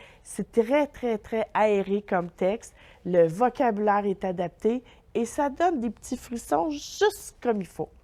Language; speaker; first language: French; native; French